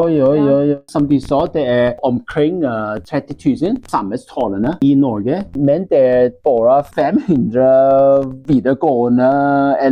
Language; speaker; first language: Norwegian; non-native, learner; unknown